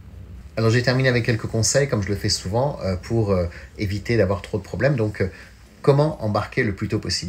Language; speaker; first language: French; native; French